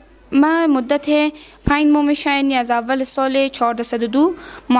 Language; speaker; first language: Persian; native; Persian